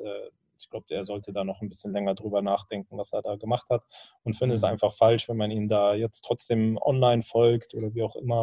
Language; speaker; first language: German; native; German